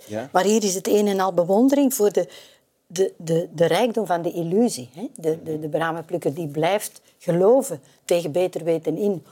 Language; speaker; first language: Dutch; native; Dutch